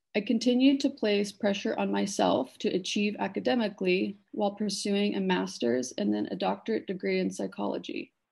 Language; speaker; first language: English; native; English